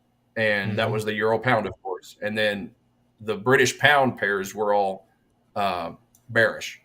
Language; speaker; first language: English; native; English